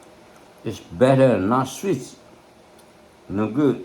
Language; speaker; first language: English; non-native, learner; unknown